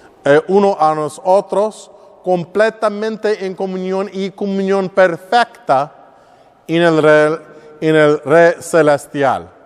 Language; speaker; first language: Spanish; non-native, learner; English